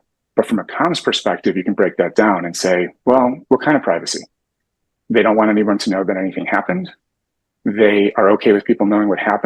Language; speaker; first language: English; native; English